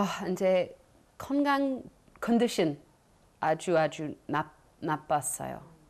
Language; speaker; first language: Korean; non-native, learner; English